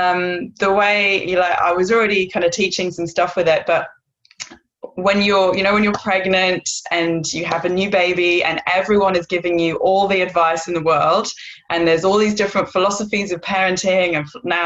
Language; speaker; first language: English; native; English